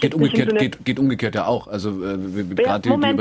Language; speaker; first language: German; native; German